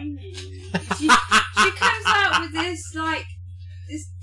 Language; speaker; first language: English; native; English